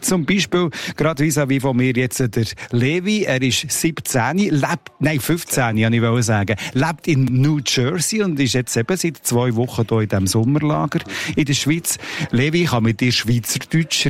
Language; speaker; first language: German; native; German